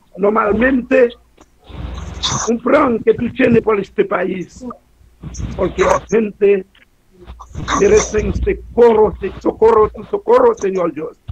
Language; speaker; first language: Spanish; non-native, learner; Haitian Creole